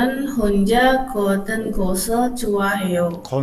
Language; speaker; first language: Korean; non-native, learner; Indonesian